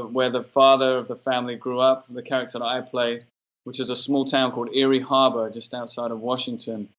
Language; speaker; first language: English; native; English